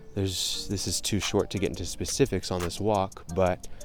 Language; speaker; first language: English; native; English